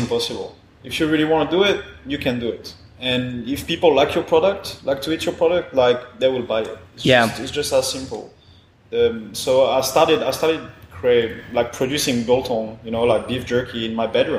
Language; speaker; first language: English; non-native, fluent; French